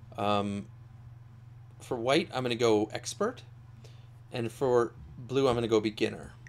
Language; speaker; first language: English; native; English